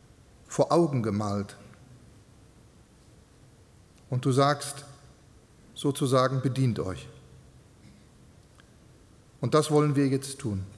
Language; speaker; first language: German; native; German